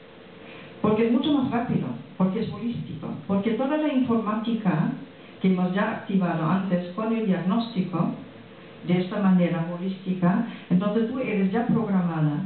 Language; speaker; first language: Spanish; non-native, fluent; French